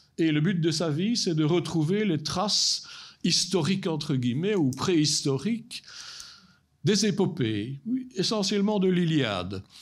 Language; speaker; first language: French; native; French